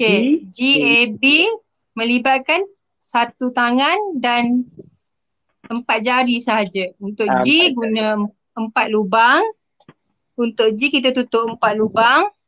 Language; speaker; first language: Malay; native; Malay